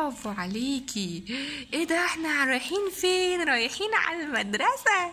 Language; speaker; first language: Arabic; native; Arabic